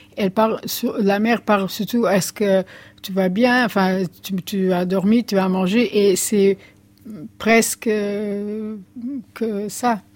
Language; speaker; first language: French; non-native, fluent; Portuguese